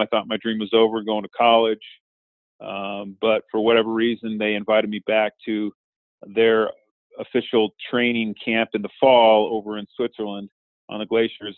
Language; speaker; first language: English; native; English